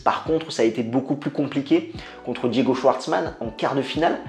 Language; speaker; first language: French; native; French